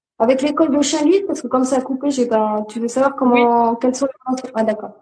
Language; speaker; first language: French; native; French